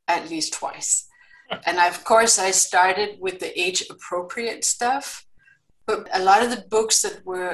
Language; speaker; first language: English; non-native, fluent; Kalaallisut